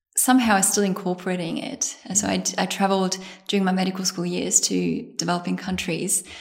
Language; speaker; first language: English; early bilingual, other home language; Bosnian